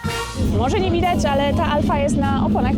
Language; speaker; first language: Polish; native; Polish